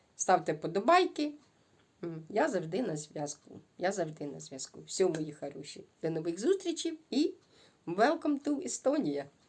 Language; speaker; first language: Ukrainian; non-native, local second language; Russian